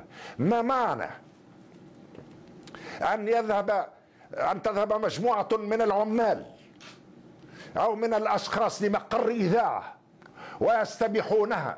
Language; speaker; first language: Arabic; native; Arabic